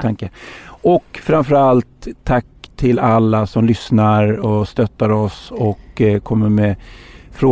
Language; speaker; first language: Swedish; native; Swedish